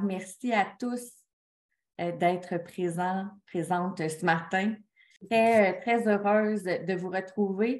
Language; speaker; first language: French; native; French